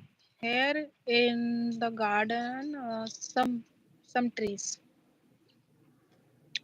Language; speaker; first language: English; non-native, learner; Hindi